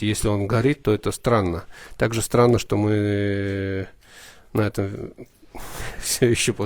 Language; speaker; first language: Russian; native; Russian